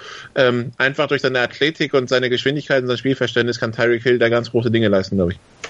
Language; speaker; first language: German; native; German